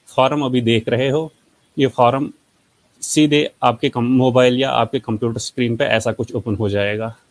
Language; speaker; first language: Hindi; native; Hindi